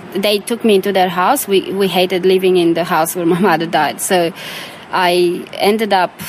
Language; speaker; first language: English; non-native, fluent; Romanian